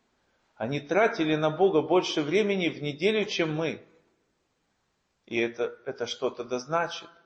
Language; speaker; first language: Russian; native; Russian